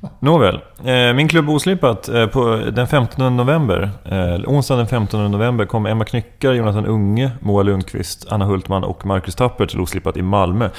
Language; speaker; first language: Swedish; native; Swedish